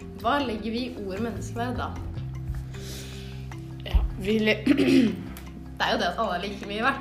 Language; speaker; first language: Norwegian; native; Norwegian